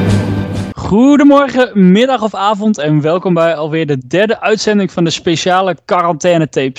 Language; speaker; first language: Dutch; native; Dutch